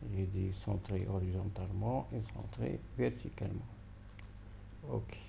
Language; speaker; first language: French; non-native, local second language; Arabic